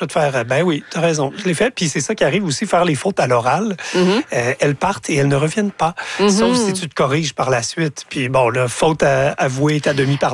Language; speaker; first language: French; native; French